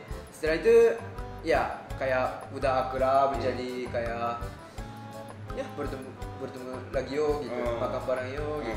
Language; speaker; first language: Indonesian; non-native, fluent; Japanese